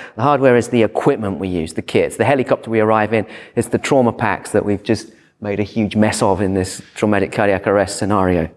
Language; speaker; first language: English; native; English